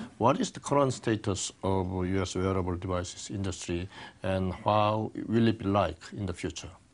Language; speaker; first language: English; non-native, fluent; Korean